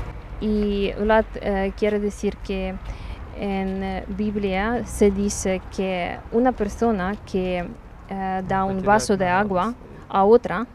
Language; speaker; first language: Spanish; non-native, learner; Ukrainian